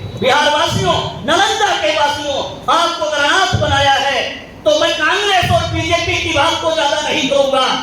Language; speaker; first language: Hindi; native; Hindi